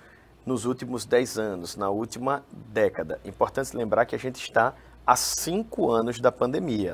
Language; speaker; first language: Portuguese; native; Portuguese